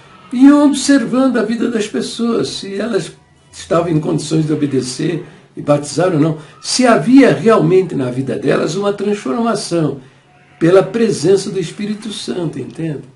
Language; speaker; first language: Portuguese; native; Portuguese